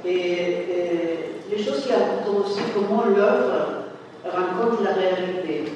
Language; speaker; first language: French; non-native, fluent; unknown